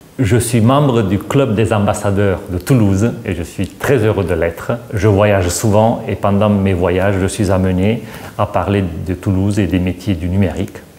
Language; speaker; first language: French; non-native, fluent; Romanian